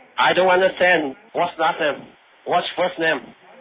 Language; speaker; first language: English; non-native, learner; Vietnamese